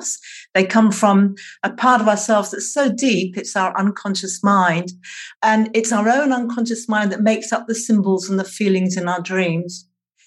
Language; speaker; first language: English; native; English